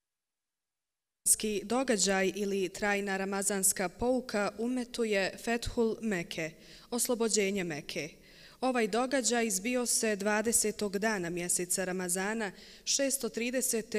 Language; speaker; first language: Bosnian; native; Bosnian